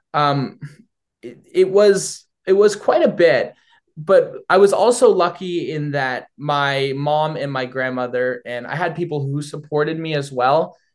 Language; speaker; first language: English; native; English